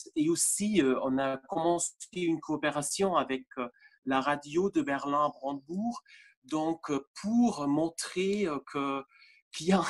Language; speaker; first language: French; non-native, fluent; German